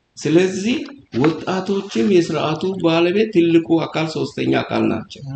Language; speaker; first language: Amharic; non-native, local second language; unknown